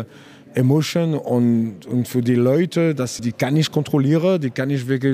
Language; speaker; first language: German; non-native, learner; French